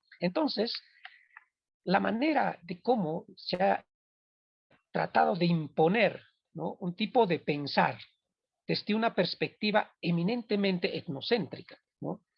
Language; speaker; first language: Spanish; non-native, local second language; Quechua